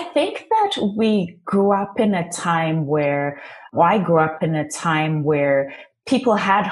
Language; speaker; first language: English; non-native, local second language; Shona